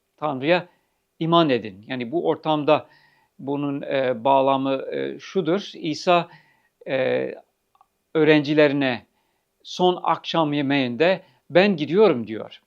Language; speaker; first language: Turkish; non-native, fluent; English